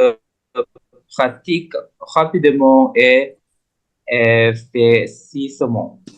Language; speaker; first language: French; non-native, learner; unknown